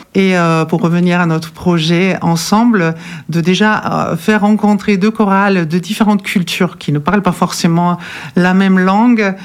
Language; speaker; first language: French; non-native, fluent; German